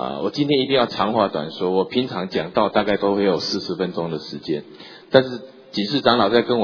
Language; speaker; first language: Chinese; native; Chinese